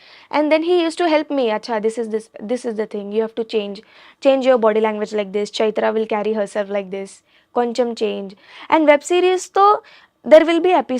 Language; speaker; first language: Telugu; non-native, learner; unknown